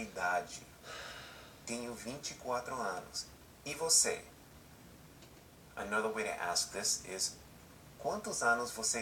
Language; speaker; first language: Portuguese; non-native, learner; English